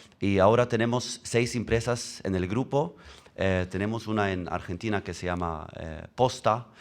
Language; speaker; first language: Spanish; non-native, learner; Swedish